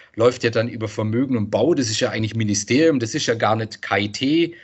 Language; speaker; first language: German; native; German